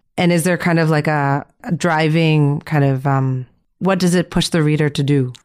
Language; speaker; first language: English; early bilingual, other home language; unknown